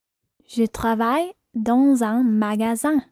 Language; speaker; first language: French; non-native, learner; English